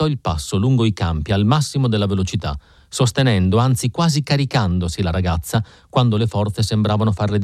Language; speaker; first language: Italian; native; Italian